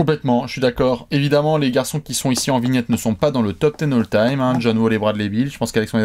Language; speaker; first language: French; native; French